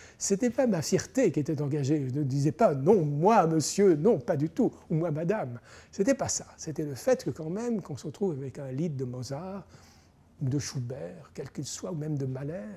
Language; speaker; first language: French; native; French